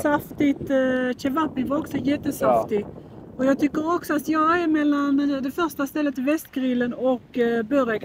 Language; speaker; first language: Swedish; native; Swedish